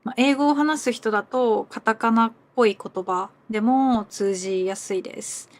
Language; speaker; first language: Japanese; native; Japanese